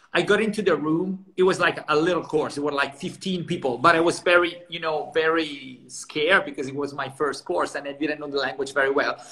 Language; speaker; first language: English; non-native, fluent; Italian